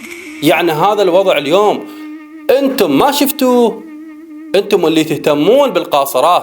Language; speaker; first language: Arabic; native; Arabic